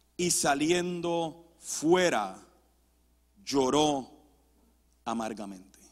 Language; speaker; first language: Spanish; early bilingual, heritage; Spanish